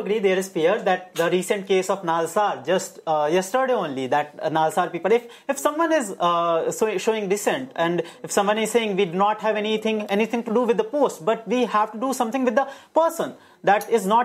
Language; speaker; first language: English; non-native, local second language; Hindi